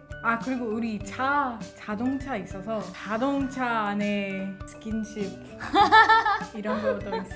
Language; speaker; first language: Korean; non-native, fluent; English